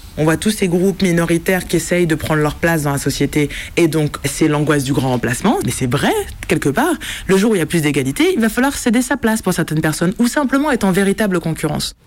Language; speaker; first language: French; native; French